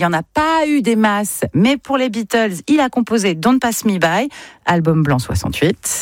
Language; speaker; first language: French; native; French